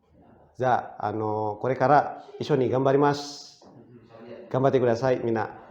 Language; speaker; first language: Japanese; non-native, learner; Indonesian